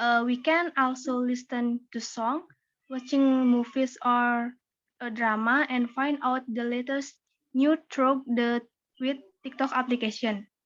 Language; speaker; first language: English; non-native, fluent; Indonesian